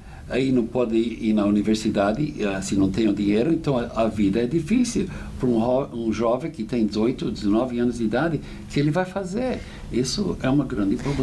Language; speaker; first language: Portuguese; non-native, fluent; English